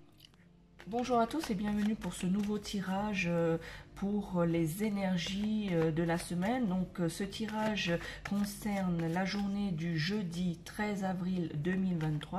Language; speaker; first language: French; native; French